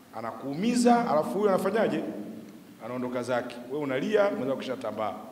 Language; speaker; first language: Swahili; native; Swahili